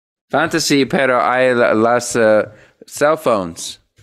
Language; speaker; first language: Spanish; non-native, learner; English